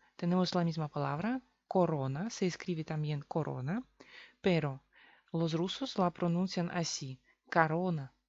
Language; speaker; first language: Spanish; non-native, fluent; Russian